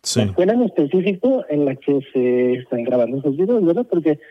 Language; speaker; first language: Spanish; early bilingual, heritage; Spanish